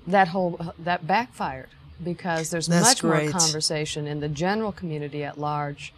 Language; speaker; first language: English; native; English